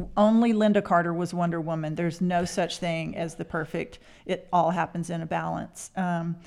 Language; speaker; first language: English; native; English